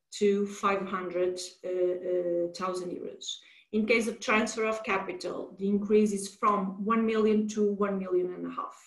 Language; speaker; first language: English; non-native, fluent; Portuguese